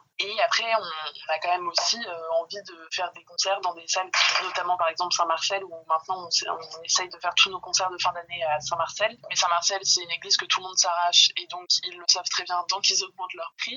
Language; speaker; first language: French; native; French